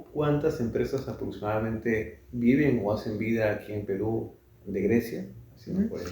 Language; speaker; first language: Spanish; native; Spanish